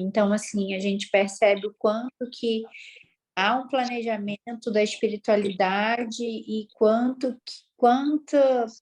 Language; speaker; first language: Portuguese; native; Portuguese